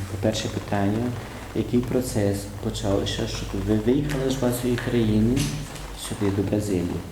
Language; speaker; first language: Ukrainian; early bilingual, heritage; Ukrainian